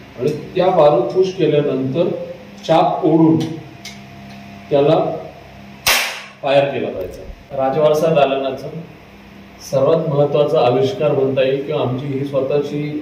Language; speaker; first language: Marathi; native; Marathi